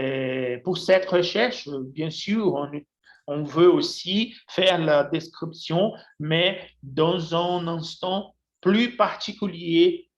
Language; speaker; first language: French; non-native, fluent; Portuguese